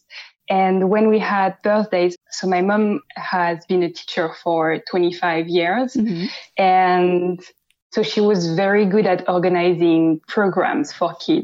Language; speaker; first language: English; non-native, fluent; French